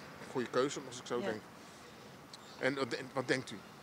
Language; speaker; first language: Dutch; native; Dutch